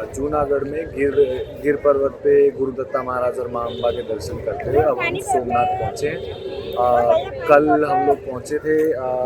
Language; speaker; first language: Hindi; native; Hindi